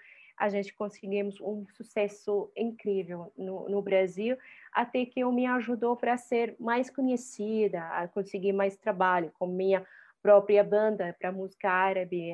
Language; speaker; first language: Portuguese; non-native, fluent; Arabic